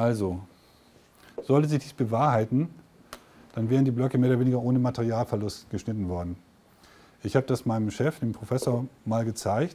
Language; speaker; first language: German; native; German